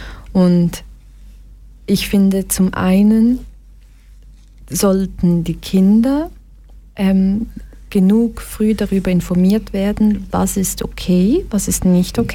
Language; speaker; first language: German; early bilingual, other home language; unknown